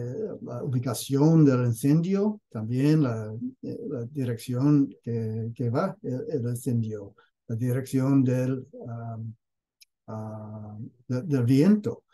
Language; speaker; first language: Spanish; non-native, fluent; English